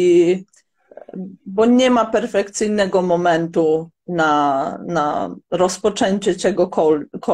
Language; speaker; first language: Polish; non-native, fluent; Croatian